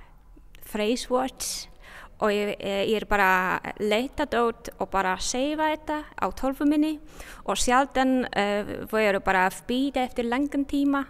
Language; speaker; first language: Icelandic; non-native, learner; Polish